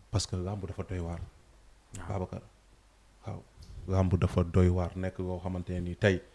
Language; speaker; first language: Wolof; non-native, local second language; Serer